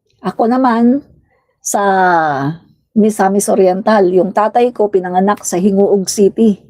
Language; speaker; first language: Filipino; non-native, local second language; Cebuano